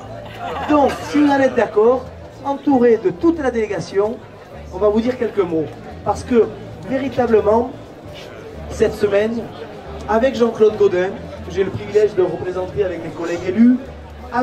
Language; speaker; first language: French; native; French